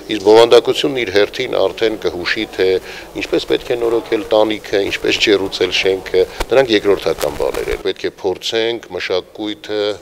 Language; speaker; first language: Armenian; native; Armenian